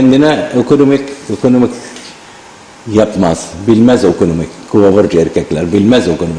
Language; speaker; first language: Turkish; non-native, learner; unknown